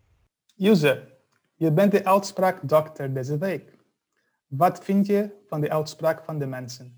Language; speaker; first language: Dutch; non-native, fluent; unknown